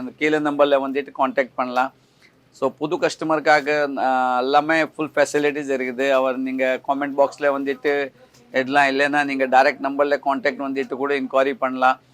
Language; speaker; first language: Tamil; non-native, learner; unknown